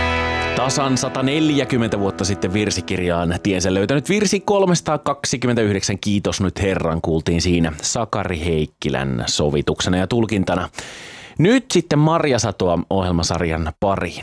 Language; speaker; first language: Finnish; native; Finnish